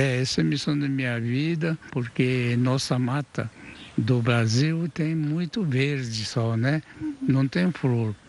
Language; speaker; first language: Portuguese; early bilingual, other home language; Japanese